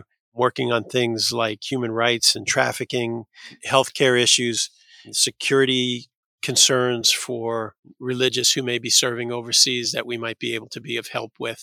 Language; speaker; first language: English; native; English